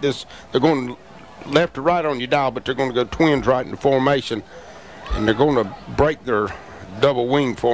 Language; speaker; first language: English; native; English